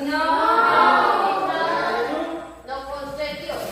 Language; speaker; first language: English; non-native, learner; Indonesian